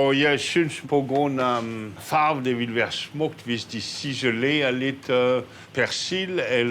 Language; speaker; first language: Danish; non-native, fluent; French